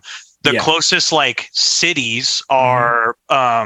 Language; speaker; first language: English; native; English